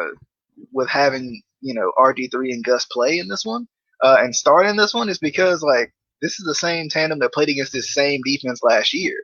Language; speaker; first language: English; native; English